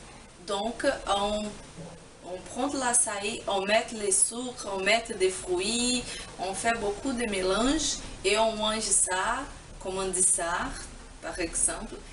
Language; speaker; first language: French; non-native, fluent; Portuguese